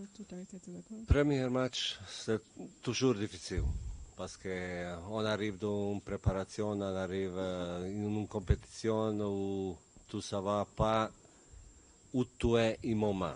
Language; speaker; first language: French; non-native, learner; Bosnian